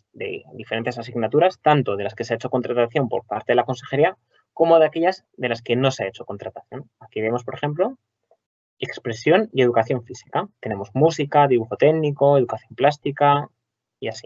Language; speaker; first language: Spanish; native; Spanish